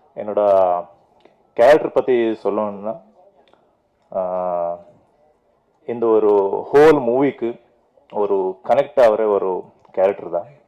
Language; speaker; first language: Tamil; non-native, fluent; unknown